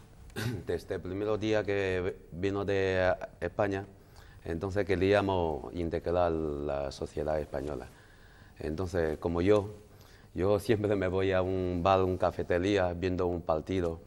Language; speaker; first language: Spanish; non-native, learner; Chinese